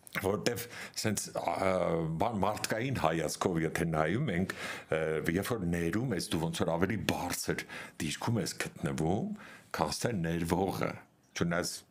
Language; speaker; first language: Armenian; native; Armenian